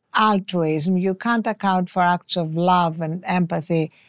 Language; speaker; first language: English; non-native, fluent; French